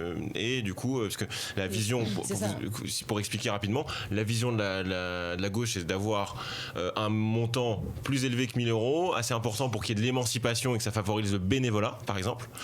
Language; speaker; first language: French; native; French